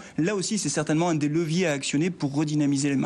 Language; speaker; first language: French; native; French